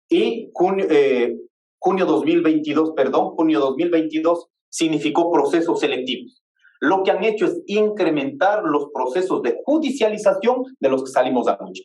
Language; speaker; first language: Spanish; non-native, local second language; Quechua